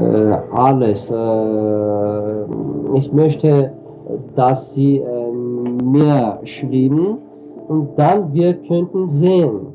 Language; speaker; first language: German; non-native, fluent; Armenian